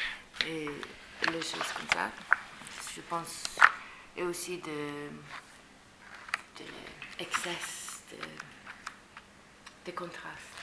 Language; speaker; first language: French; non-native, learner; Norwegian